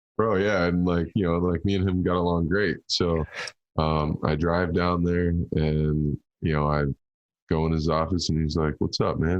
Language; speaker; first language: English; native; English